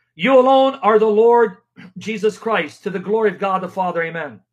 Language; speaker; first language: English; native; English